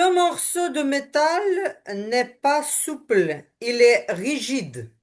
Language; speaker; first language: French; non-native, learner; Ukrainian